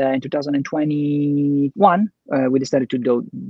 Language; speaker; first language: English; non-native, fluent; Italian